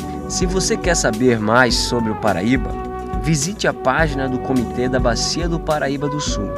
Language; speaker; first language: Portuguese; native; Portuguese